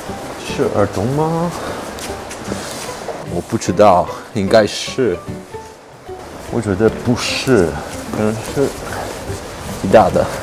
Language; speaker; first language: Chinese; non-native, learner; Spanish